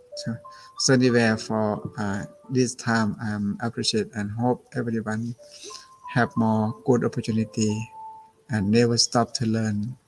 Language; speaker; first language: English; non-native, learner; Thai